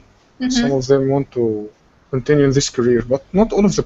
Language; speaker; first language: English; non-native, fluent; Arabic